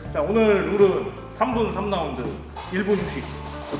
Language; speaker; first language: Korean; native; Korean